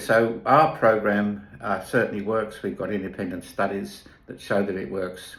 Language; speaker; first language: English; native; English